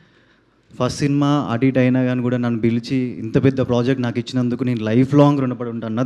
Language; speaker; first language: Telugu; native; Telugu